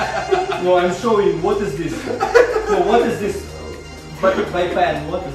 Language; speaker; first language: English; non-native, learner; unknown